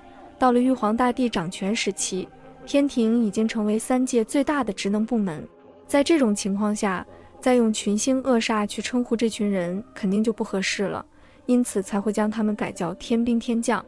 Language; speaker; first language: Chinese; native; Chinese